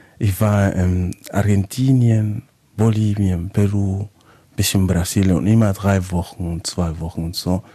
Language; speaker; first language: German; non-native, fluent; Spanish